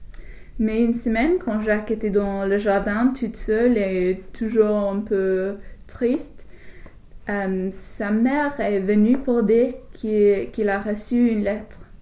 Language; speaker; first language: French; non-native, learner; English